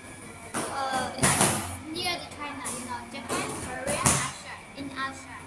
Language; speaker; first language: English; non-native, learner; Korean